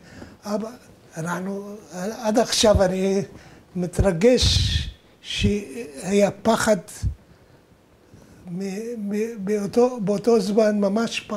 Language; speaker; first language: Hebrew; non-native, fluent; Arabic